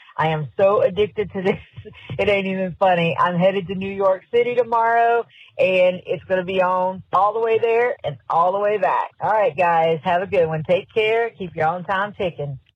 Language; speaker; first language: English; native; English